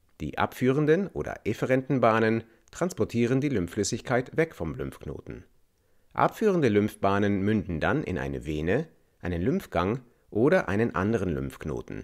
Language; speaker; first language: German; native; German